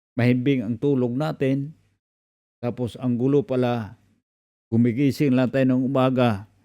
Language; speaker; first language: Filipino; non-native, local second language; Cebuano